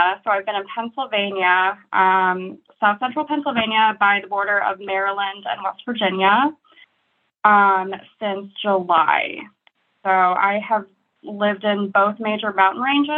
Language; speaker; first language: English; native; English